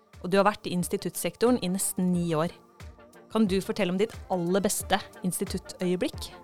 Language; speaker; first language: Norwegian; native; Norwegian